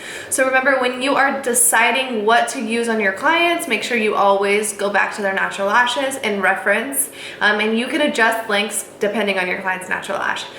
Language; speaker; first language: English; native; English